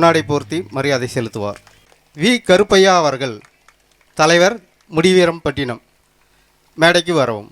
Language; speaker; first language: Tamil; native; Tamil